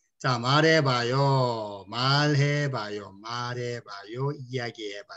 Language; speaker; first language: Korean; non-native, fluent; Spanish